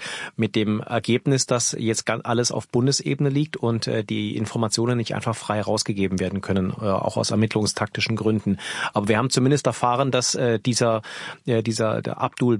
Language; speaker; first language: German; native; German